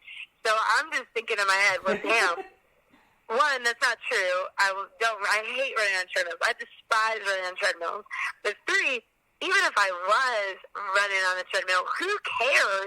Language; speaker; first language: English; native; English